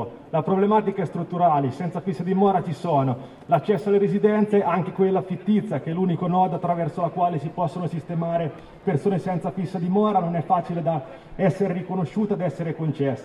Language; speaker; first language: Italian; native; Italian